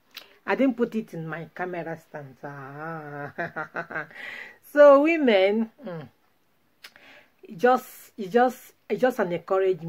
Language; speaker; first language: English; non-native, local second language; Igbo